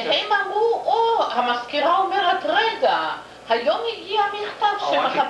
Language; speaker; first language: Hebrew; non-native, fluent; Yiddish